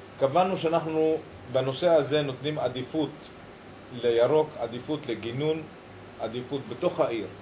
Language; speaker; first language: Hebrew; early bilingual, other home language; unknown